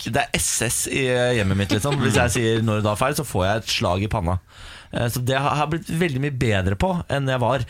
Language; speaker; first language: Norwegian; native; Norwegian